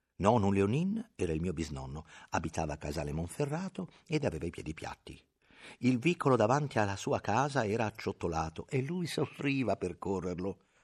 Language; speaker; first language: Italian; native; Italian